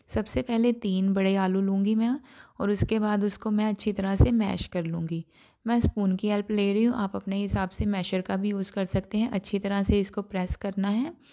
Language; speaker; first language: Hindi; non-native, local second language; Punjabi